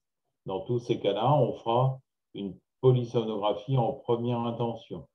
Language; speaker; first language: French; native; French